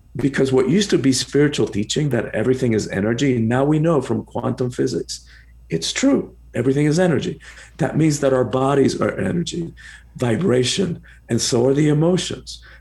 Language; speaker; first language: English; early bilingual, other home language; Spanish